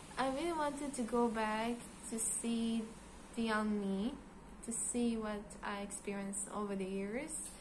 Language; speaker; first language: English; non-native, learner; Hebrew